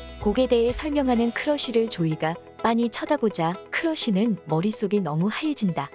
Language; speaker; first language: Korean; native; Korean